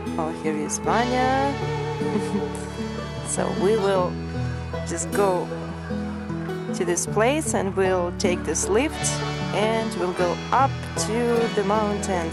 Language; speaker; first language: English; non-native, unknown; Ukrainian